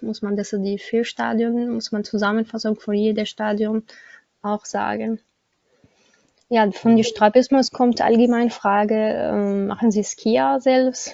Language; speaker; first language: German; non-native, learner; Arabic